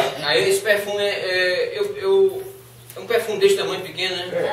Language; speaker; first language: Portuguese; native; Portuguese